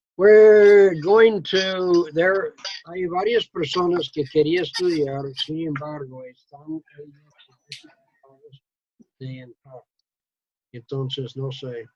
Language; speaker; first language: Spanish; non-native, fluent; English